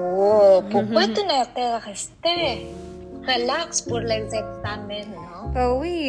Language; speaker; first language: French; non-native, learner; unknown